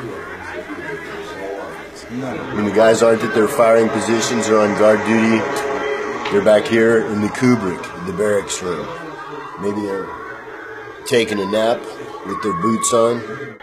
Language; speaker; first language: English; native; English